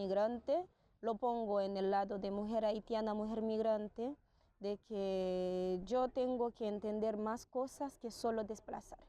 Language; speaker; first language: Spanish; non-native, fluent; Haitian Creole